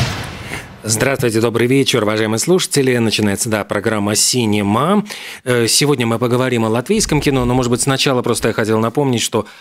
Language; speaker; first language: Russian; native; Russian